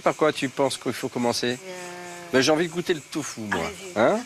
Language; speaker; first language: French; native; French